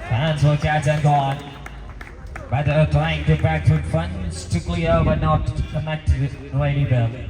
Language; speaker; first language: English; non-native, local second language; Malayalam